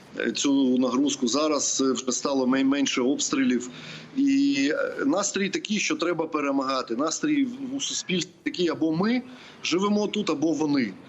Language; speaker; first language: Ukrainian; non-native, local second language; Russian